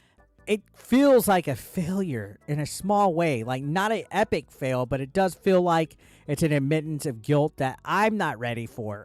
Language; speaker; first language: English; native; English